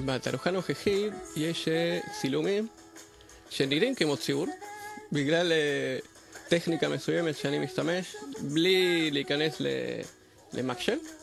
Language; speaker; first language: Hebrew; non-native, fluent; Spanish